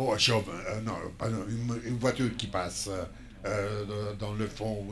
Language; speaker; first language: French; non-native, fluent; Hebrew